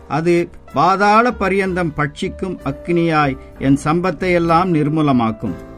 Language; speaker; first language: Tamil; native; Tamil